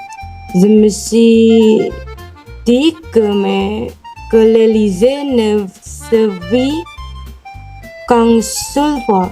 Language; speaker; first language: French; non-native, learner; Indonesian